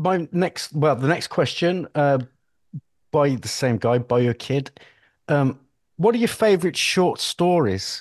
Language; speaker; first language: English; native; English